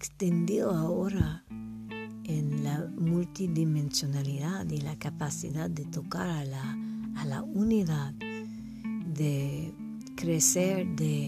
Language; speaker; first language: Spanish; non-native, learner; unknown